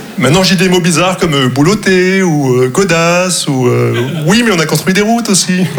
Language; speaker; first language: French; non-native, local second language; Arabic